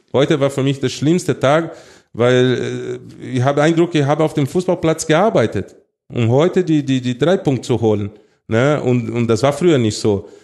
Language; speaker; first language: German; non-native, fluent; Portuguese